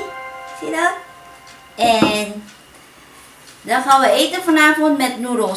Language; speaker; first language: Dutch; non-native, fluent; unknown